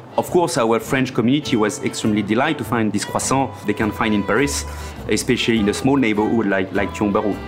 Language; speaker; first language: English; non-native, fluent; French